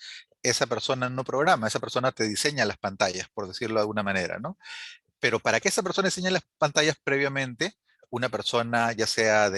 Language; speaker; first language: Spanish; native; Spanish